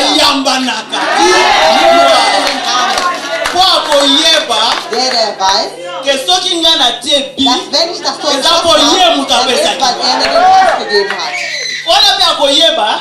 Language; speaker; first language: German; non-native, fluent; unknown